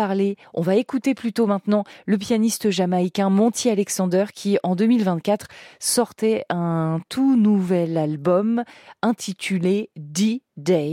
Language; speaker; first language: French; native; French